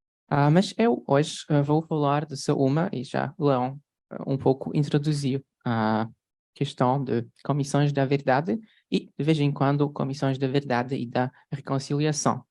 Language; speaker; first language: Portuguese; non-native, fluent; Polish